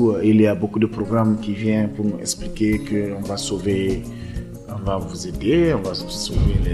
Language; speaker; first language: French; non-native, local second language; Bambara